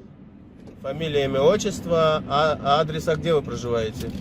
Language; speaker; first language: Russian; native; Russian